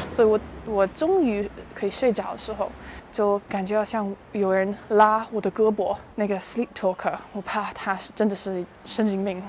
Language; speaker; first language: Chinese; early bilingual, heritage; Chinese